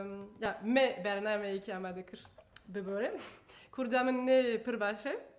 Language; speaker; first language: Kurdish; non-native, learner; French